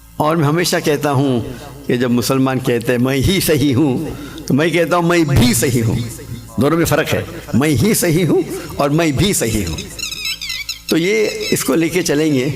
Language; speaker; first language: Urdu; non-native, local second language; English